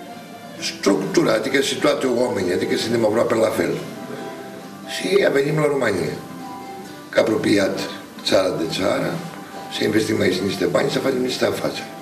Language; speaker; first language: Romanian; non-native, learner; Greek